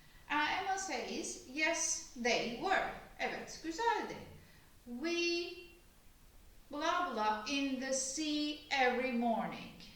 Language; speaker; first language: English; non-native, fluent; Turkish